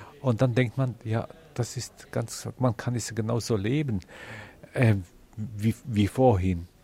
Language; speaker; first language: German; non-native, fluent; Ukrainian